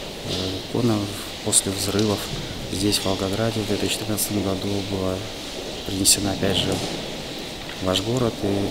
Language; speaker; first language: Russian; native; Russian